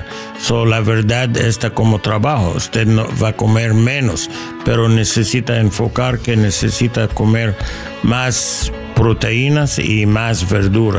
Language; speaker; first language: Spanish; non-native, learner; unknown